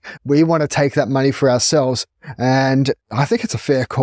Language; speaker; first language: English; native; English